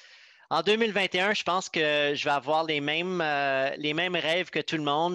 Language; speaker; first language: French; native; French